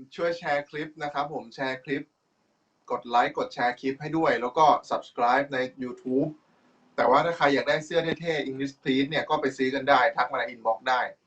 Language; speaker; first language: Thai; native; Thai